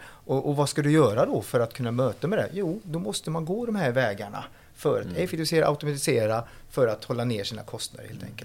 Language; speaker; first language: Swedish; non-native, fluent; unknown